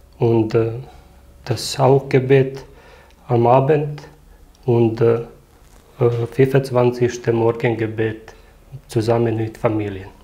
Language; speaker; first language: German; non-native, learner; Croatian